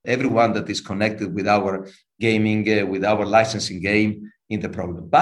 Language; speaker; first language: English; non-native, fluent; Italian